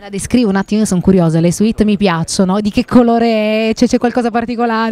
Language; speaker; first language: Italian; native; Italian